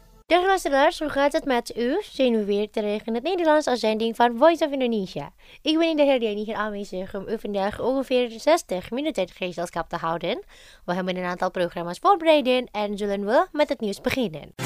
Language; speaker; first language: Dutch; non-native, fluent; Indonesian